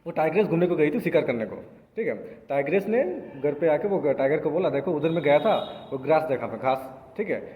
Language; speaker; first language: Hindi; non-native, local second language; Bangla